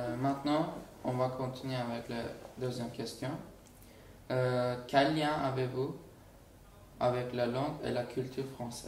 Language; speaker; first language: French; non-native, learner; Turkish